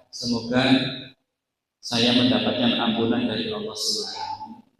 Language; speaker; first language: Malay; non-native, local second language; Javanese